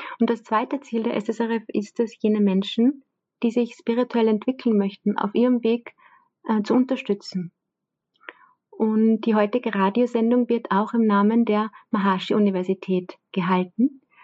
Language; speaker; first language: German; native; German